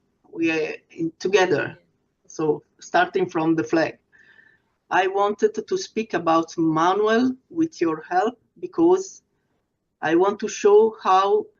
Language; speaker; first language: English; non-native, fluent; Italian